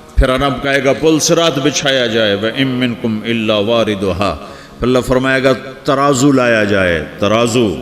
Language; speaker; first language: Urdu; non-native, local second language; Punjabi